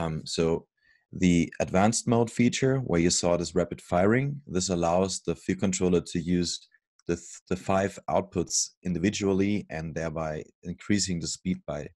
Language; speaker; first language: English; non-native, fluent; German